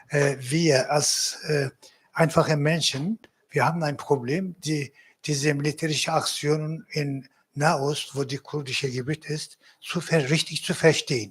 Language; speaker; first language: German; non-native, fluent; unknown